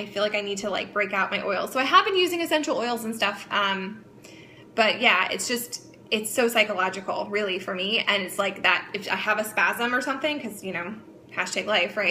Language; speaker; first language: English; native; English